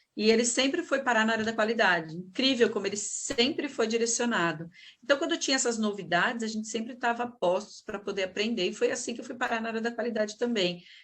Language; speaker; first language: Portuguese; native; Portuguese